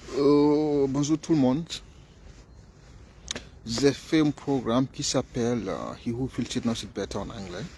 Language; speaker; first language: French; non-native, fluent; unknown